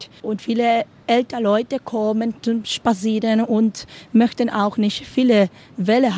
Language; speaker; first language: German; non-native, learner; Spanish